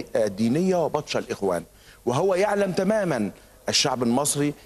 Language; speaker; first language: Arabic; native; Arabic